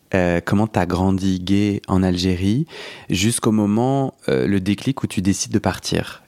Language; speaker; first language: French; native; French